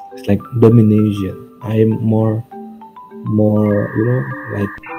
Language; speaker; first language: English; non-native, learner; Indonesian